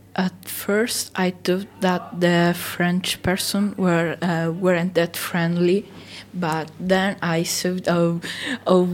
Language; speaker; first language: English; non-native, learner; Italian